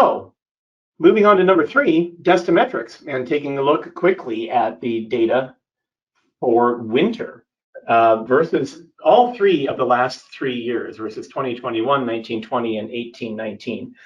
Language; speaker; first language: English; native; English